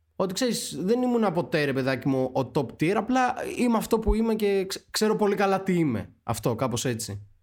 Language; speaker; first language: Greek; native; Greek